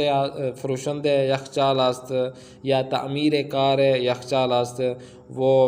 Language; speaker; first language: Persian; non-native, fluent; Urdu